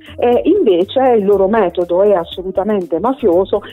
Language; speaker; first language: Italian; native; Italian